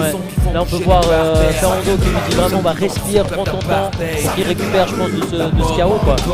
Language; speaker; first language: French; native; French